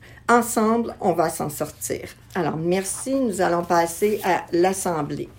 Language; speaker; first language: French; native; French